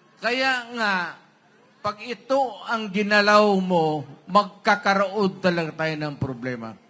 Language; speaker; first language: Filipino; non-native, local second language; Cebuano